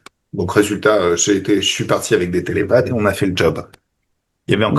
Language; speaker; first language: French; native; French